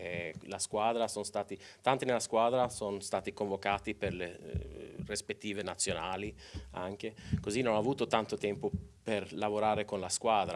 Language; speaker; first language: Italian; non-native, local second language; Swedish